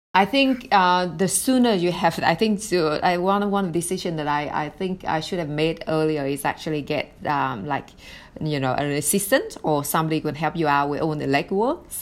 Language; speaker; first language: English; non-native, fluent; Vietnamese